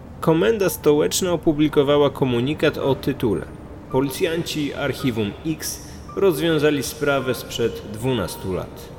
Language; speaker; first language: Polish; native; Polish